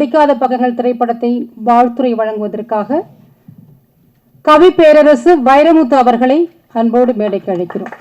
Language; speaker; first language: Tamil; native; Tamil